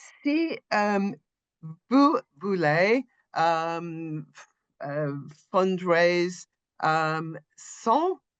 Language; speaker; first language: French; non-native, learner; English